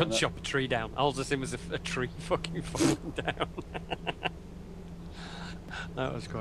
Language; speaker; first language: English; native; English